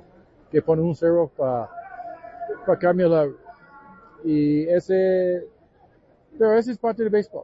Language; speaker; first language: Spanish; non-native, learner; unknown